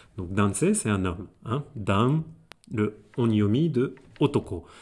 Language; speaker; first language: French; native; French